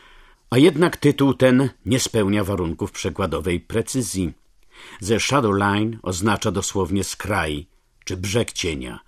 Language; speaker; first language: Polish; native; Polish